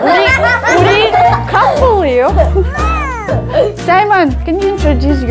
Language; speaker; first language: English; non-native, fluent; Russian